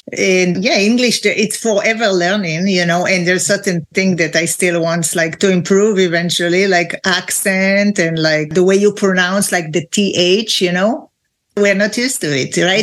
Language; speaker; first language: English; non-native, fluent; Hebrew